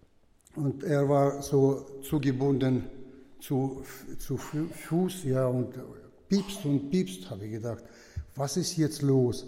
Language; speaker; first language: German; non-native, fluent; Russian